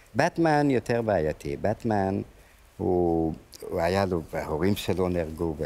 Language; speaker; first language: Hebrew; early bilingual, other home language; Arabic